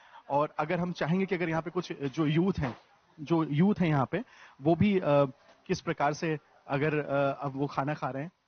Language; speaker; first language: Hindi; native; Hindi